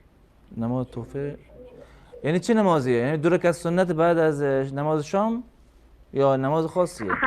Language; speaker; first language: Persian; native; Persian